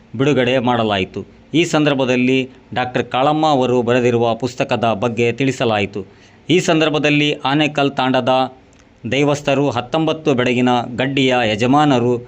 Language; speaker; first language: Kannada; native; Kannada